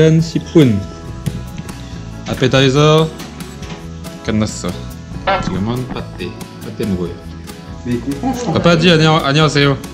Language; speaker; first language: Korean; non-native, learner; French